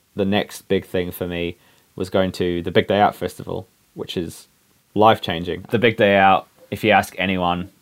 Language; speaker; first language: English; native; English